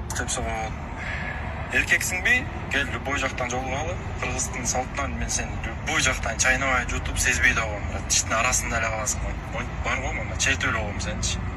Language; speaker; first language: Kyrgyz; non-native, local second language; Russian